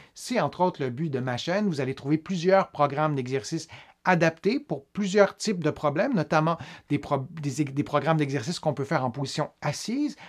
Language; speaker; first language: French; native; French